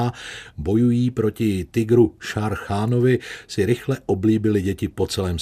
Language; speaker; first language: Czech; native; Czech